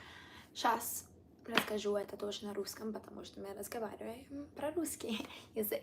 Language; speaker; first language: Russian; early bilingual, heritage; Italian